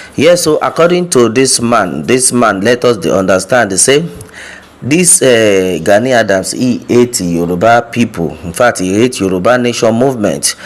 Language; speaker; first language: Nigerian Pidgin; non-native, local second language; Yoruba